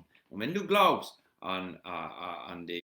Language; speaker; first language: German; non-native, learner; English